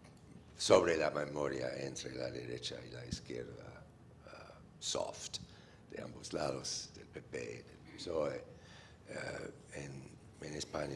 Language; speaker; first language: Spanish; non-native, fluent; English